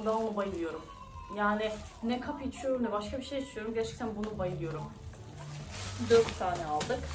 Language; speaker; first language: Turkish; non-native, fluent; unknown